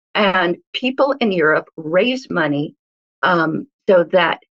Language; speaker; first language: English; early bilingual, other home language; Hebrew